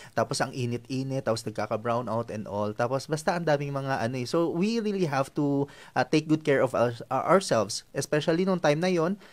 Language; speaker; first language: Filipino; non-native, local second language; Hiligaynon